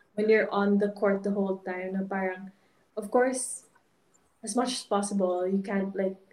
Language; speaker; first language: English; non-native, local second language; Hiligaynon